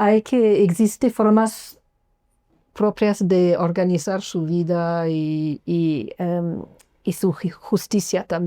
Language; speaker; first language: Spanish; non-native, fluent; English